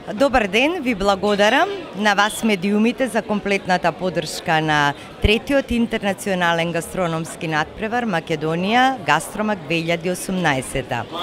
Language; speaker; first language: Macedonian; native; Macedonian